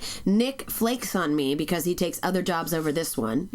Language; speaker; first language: English; native; English